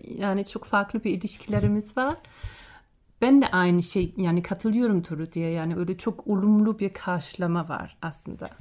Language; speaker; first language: Turkish; non-native, fluent; German